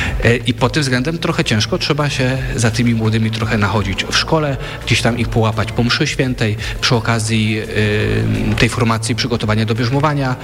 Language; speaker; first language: Polish; native; Polish